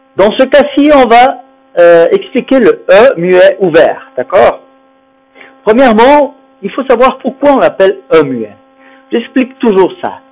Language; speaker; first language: French; non-native, fluent; Spanish